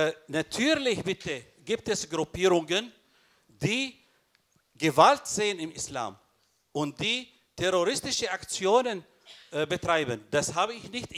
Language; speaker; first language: German; non-native, fluent; Arabic